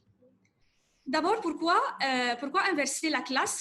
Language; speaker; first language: French; non-native, fluent; Arabic